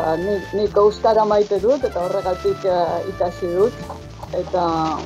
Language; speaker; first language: Basque; non-native, fluent; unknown